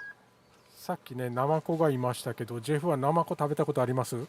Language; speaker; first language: Japanese; native; Japanese